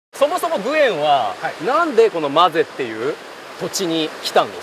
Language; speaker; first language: Japanese; native; Japanese